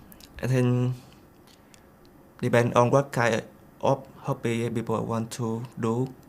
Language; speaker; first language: English; non-native, learner; Vietnamese